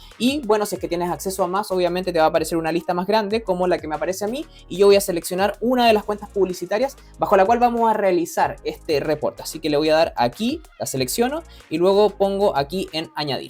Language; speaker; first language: Spanish; native; Spanish